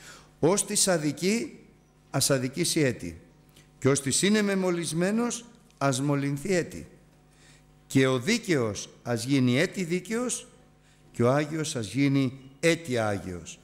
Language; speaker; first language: Greek; native; Greek